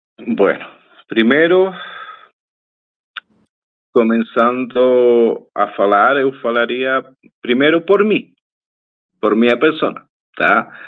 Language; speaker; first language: Portuguese; non-native, fluent; Spanish